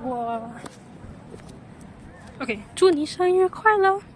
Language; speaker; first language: Chinese; non-native, fluent; Mongolian